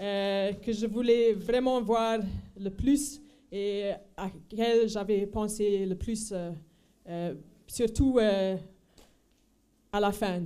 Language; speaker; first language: French; non-native, fluent; Afrikaans